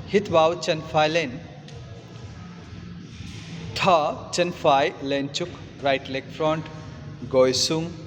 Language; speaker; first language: Vietnamese; non-native, fluent; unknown